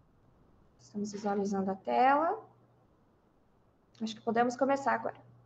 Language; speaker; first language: Portuguese; native; Portuguese